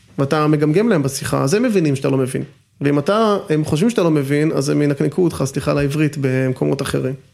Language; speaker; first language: Hebrew; native; Hebrew